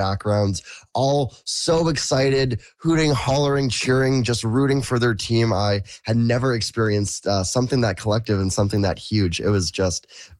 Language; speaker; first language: English; native; English